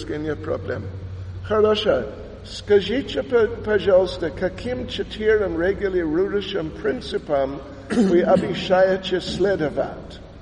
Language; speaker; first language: Russian; non-native, learner; English